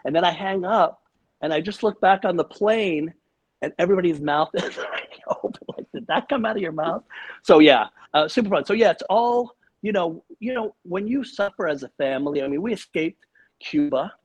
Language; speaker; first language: English; early bilingual, other home language; Spanish